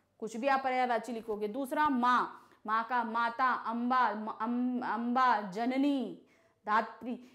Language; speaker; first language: Hindi; native; Hindi